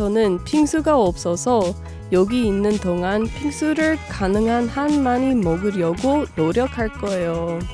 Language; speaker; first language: Korean; non-native, fluent; English